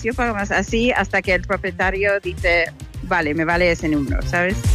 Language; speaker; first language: Spanish; non-native, fluent; English